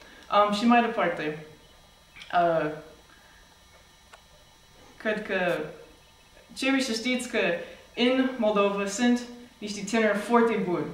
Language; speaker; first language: Romanian; non-native, fluent; English